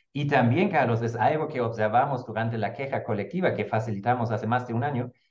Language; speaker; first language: Spanish; non-native, fluent; German